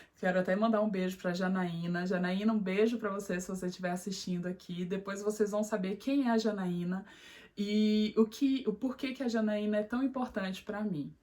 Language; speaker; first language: Portuguese; native; Portuguese